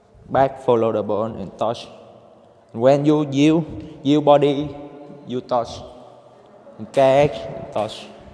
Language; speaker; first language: English; non-native, learner; Vietnamese